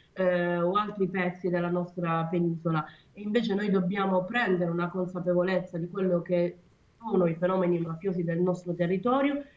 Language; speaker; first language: Italian; native; Italian